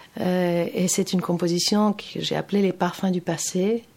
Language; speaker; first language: French; non-native, fluent; Greek